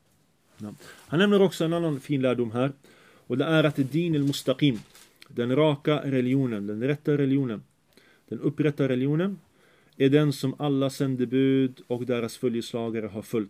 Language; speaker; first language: Swedish; early bilingual, other home language; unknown